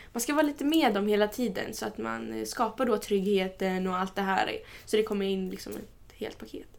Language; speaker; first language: Swedish; early bilingual, other home language; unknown